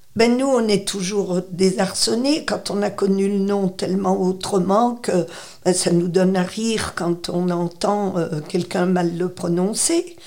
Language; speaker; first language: French; native; French